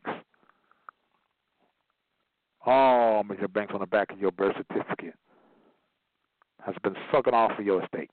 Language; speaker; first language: English; native; English